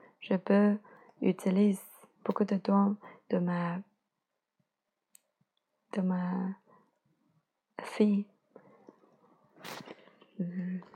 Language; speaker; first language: French; non-native, learner; Chinese